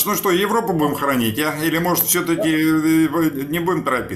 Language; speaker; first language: Russian; native; Russian